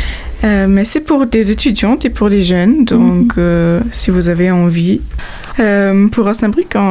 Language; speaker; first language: French; non-native, fluent; German